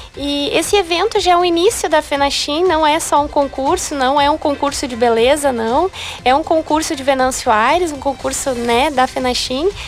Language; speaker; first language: Portuguese; native; Portuguese